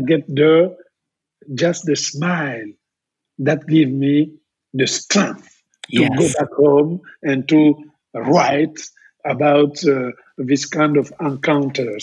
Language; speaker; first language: English; non-native, fluent; French